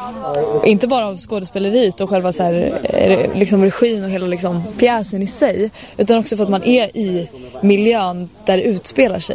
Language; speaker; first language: Swedish; native; Swedish